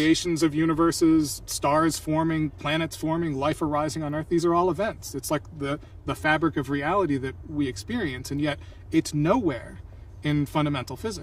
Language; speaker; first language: English; native; English